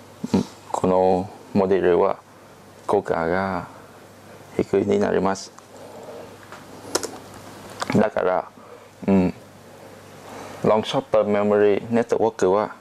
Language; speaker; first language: Japanese; non-native, learner; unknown